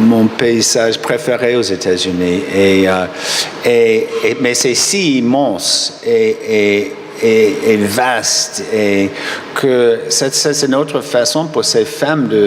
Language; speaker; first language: French; non-native, fluent; English